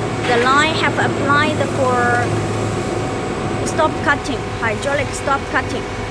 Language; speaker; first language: English; non-native, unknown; Chinese